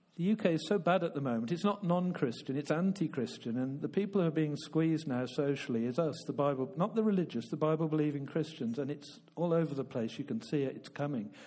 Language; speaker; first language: English; native; English